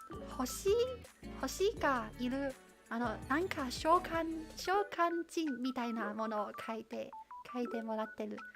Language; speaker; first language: Japanese; non-native, learner; Chinese